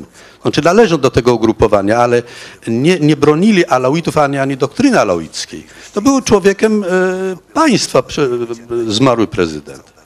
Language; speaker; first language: Polish; non-native, fluent; Arabic